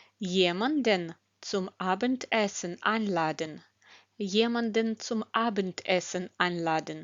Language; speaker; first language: German; non-native, fluent; Ukrainian